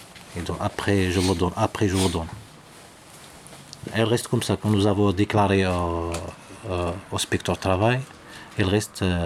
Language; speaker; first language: French; non-native, learner; Arabic